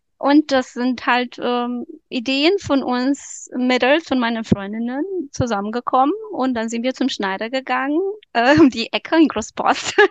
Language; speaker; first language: German; non-native, fluent; Romanian